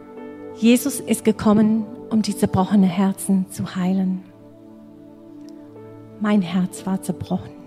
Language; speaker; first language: German; non-native, fluent; English